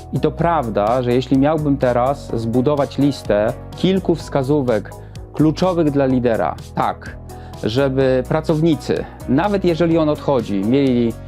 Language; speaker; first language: Polish; native; Polish